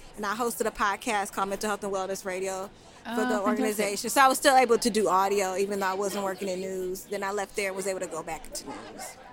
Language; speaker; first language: English; native; English